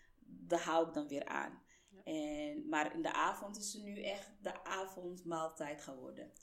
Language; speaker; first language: Dutch; non-native, fluent; Somali